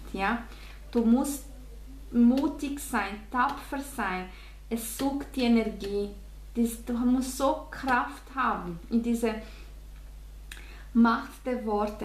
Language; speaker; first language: German; non-native, fluent; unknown